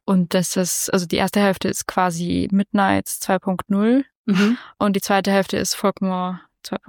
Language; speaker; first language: German; native; German